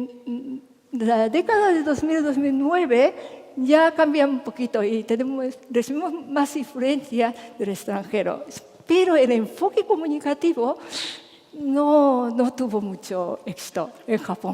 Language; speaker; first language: Spanish; non-native, fluent; Japanese